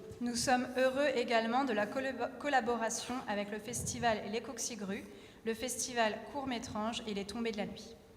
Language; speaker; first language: French; native; French